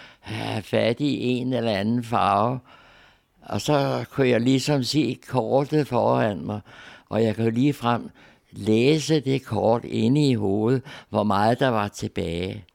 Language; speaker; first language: Danish; native; Danish